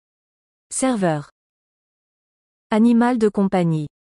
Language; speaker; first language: French; non-native, learner; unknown